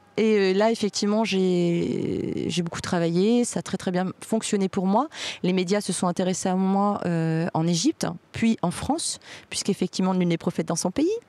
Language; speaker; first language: French; native; French